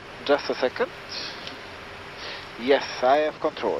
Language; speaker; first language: English; non-native, fluent; German